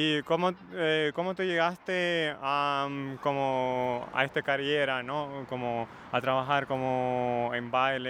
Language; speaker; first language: Spanish; non-native, fluent; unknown